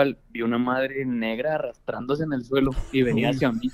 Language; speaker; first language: Spanish; native; Spanish